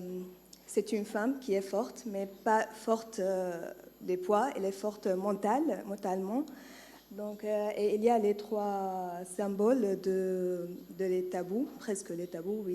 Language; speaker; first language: French; non-native, learner; Arabic